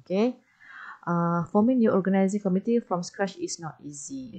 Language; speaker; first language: English; non-native, local second language; Malay